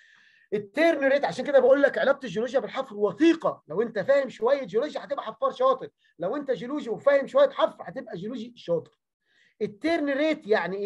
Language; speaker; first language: Arabic; native; Arabic